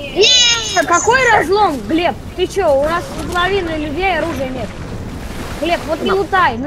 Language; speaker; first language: Russian; native; Russian